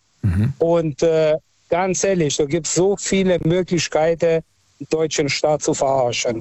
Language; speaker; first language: German; early bilingual, other home language; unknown